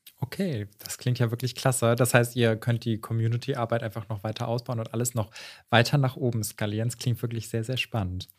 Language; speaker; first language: German; native; German